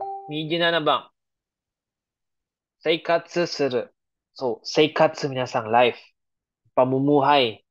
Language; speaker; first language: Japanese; non-native, fluent; Filipino